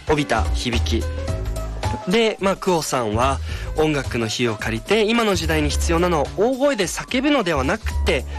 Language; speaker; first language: Japanese; native; Japanese